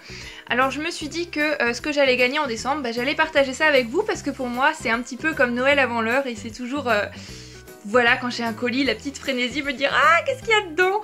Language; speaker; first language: French; native; French